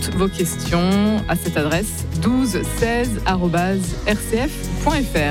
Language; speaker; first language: French; native; French